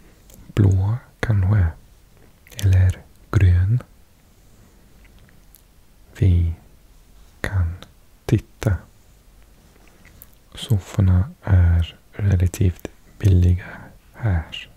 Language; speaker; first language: Swedish; non-native, learner; English